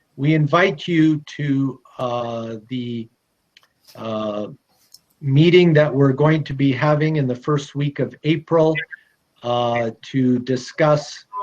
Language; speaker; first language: English; early bilingual, other home language; Polish